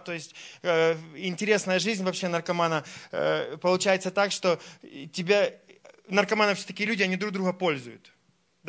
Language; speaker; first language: Russian; early bilingual, heritage; Russian